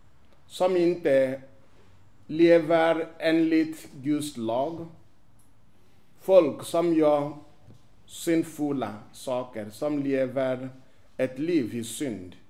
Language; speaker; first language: Swedish; non-native, fluent; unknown